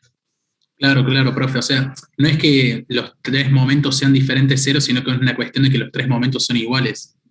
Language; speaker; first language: Spanish; native; Spanish